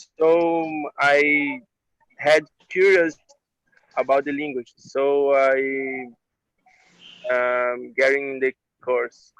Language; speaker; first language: English; non-native, learner; Portuguese